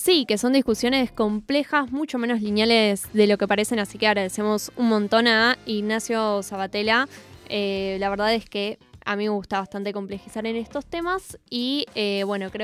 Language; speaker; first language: Spanish; native; Spanish